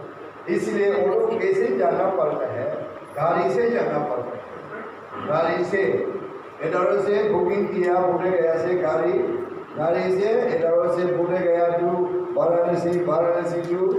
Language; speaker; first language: Hindi; non-native, fluent; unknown